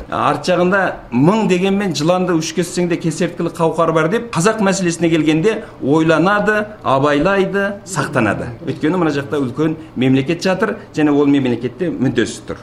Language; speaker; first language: Kazakh; native; Kazakh